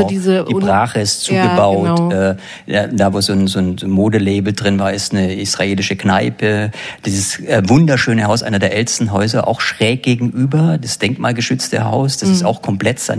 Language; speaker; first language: German; native; German